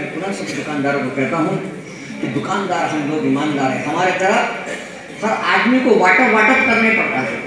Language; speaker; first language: Hindi; non-native, local second language; Marathi